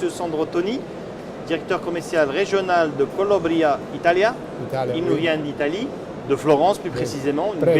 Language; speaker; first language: French; non-native, local second language; Arabic